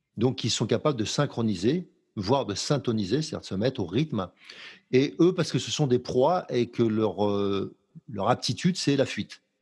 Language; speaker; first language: French; native; French